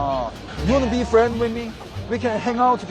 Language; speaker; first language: English; non-native, fluent; Korean